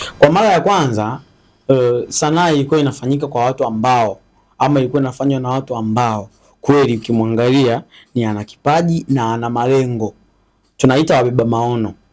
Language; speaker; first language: Swahili; native; Swahili